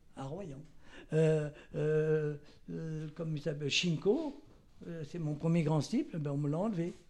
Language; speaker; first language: French; native; French